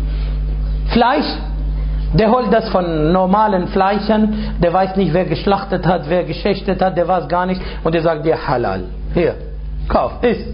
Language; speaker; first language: German; non-native, fluent; Arabic